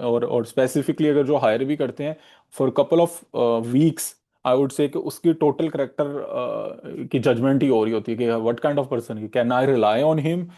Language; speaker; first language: Urdu; native; Urdu